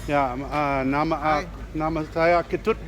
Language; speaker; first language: Indonesian; non-native, learner; English